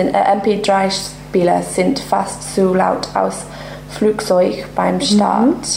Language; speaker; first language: German; non-native, learner; English